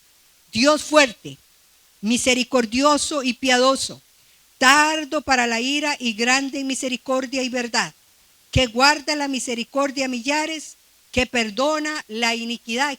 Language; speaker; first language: Spanish; native; Spanish